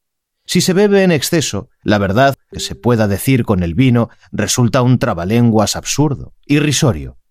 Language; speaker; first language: Spanish; native; Spanish